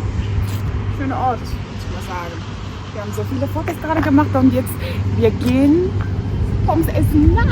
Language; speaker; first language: German; non-native, fluent; Mongolian